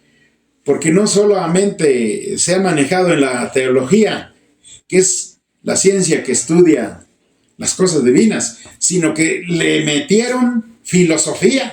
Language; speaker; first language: Spanish; native; Spanish